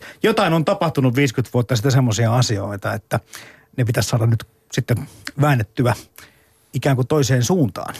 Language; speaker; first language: Finnish; native; Finnish